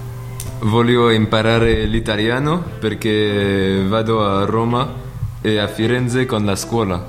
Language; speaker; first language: Italian; non-native, learner; French